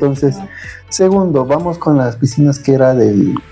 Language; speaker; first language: Spanish; native; Spanish